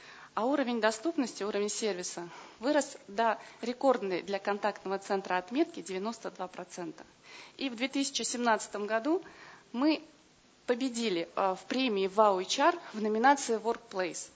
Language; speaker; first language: Russian; native; Russian